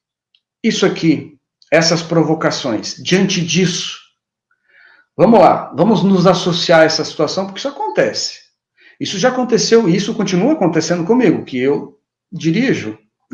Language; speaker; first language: Portuguese; native; Portuguese